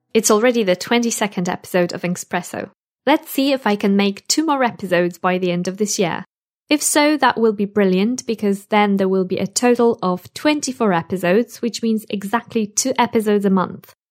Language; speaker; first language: English; non-native, fluent; Polish